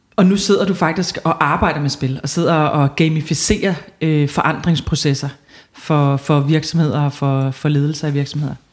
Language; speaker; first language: Danish; native; Danish